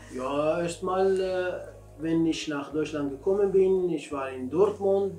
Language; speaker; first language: German; non-native, learner; Kurdish